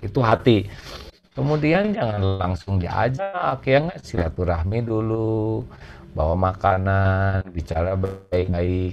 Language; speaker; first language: Indonesian; native; Indonesian